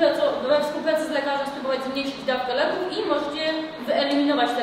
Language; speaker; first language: Polish; native; Polish